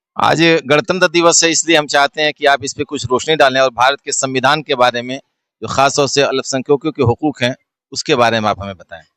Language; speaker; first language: Hindi; native; Hindi